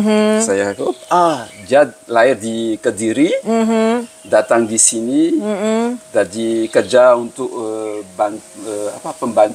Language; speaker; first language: Indonesian; early bilingual, heritage; Javanese